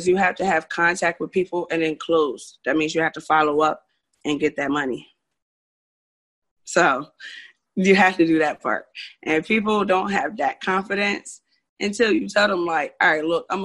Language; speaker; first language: English; native; English